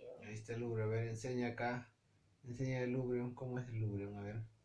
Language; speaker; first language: Spanish; native; Spanish